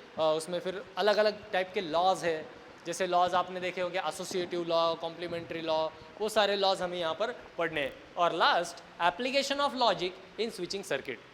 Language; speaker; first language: Hindi; non-native, local second language; Marathi